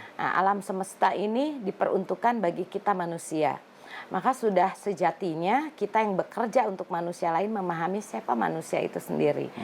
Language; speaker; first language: Indonesian; native; Indonesian